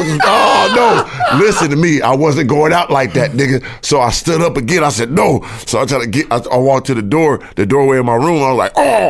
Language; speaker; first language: English; native; English